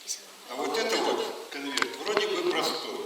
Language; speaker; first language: Russian; native; Russian